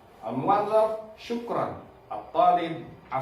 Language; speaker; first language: Arabic; non-native, fluent; Indonesian